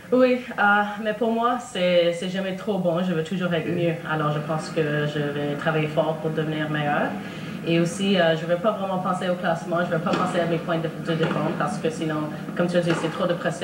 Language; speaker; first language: French; non-native, local second language; English